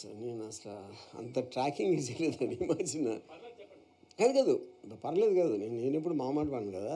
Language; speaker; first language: Telugu; native; Telugu